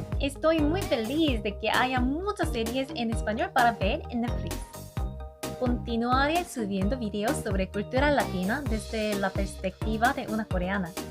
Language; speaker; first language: Spanish; non-native, learner; Korean